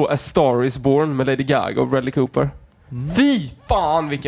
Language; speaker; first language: Swedish; native; Swedish